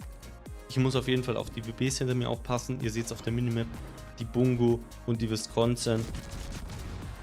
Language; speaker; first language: German; native; German